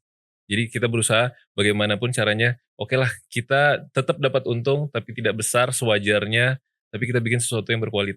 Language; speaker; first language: Indonesian; native; Indonesian